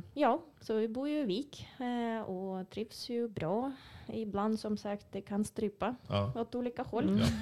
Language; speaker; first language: Swedish; non-native, fluent; Russian